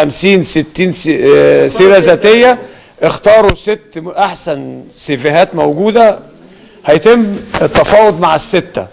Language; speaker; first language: Arabic; native; Arabic